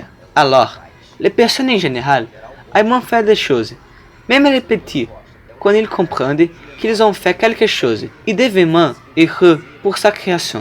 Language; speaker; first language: French; non-native, learner; Portuguese